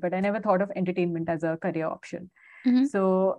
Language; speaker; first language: English; non-native, local second language; Hindi